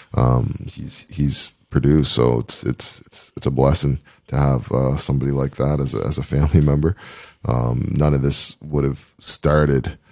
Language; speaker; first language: English; native; English